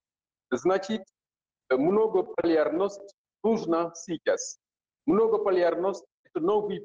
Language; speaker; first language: Russian; non-native, fluent; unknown